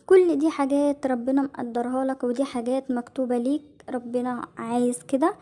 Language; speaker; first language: Arabic; native; Arabic